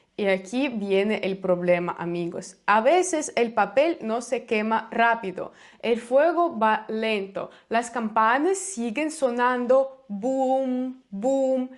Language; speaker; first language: Spanish; non-native, fluent; Russian